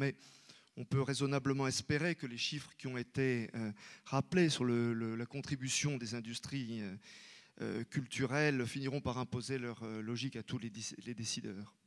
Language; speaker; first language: French; native; French